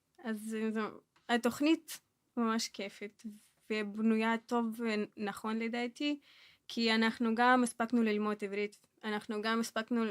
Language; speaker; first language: Hebrew; non-native, fluent; Russian